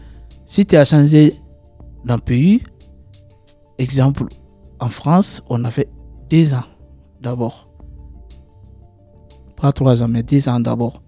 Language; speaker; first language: French; non-native, learner; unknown